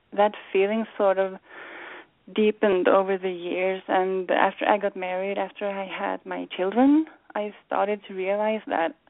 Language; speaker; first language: English; non-native, fluent; Swedish